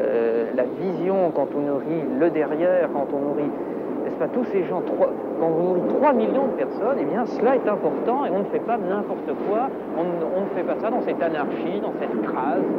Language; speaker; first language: French; native; French